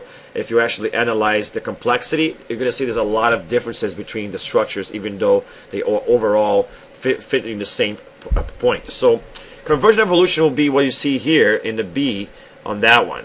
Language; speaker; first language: English; non-native, fluent; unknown